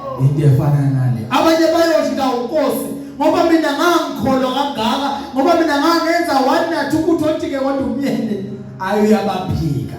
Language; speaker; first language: Zulu; native; Zulu